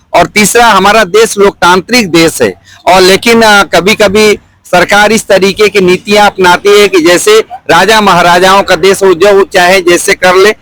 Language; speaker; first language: Hindi; native; Hindi